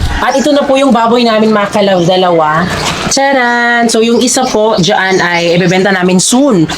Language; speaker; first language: Filipino; non-native, local second language; Cebuano